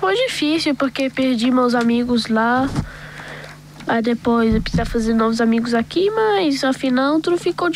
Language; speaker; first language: Portuguese; early bilingual, heritage; Portuguese